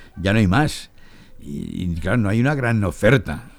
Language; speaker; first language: Spanish; native; Spanish